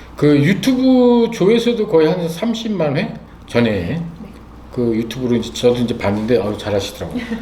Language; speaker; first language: Korean; native; Korean